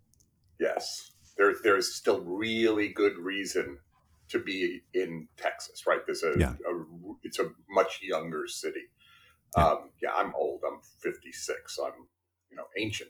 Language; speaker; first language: English; early bilingual, other home language; Spanish